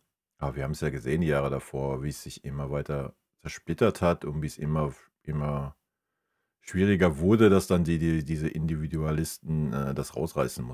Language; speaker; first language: German; native; German